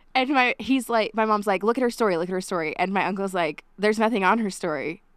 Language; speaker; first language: English; native; English